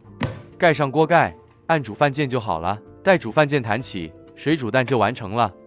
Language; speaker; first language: Chinese; native; Chinese